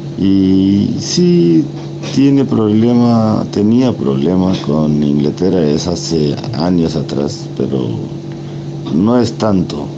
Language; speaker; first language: Spanish; non-native, fluent; Bangla